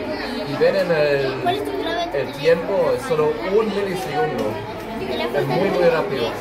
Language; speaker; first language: Spanish; non-native, fluent; German